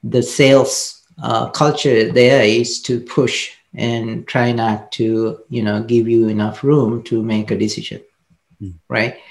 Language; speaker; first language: English; non-native, local second language; Sinhala